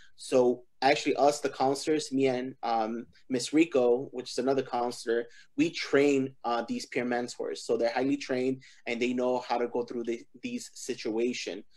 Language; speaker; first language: English; early bilingual, other home language; Spanish